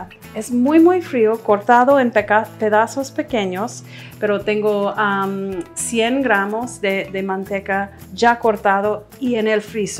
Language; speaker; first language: Spanish; non-native, fluent; English